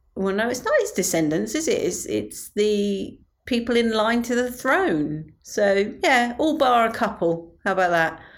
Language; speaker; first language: English; native; English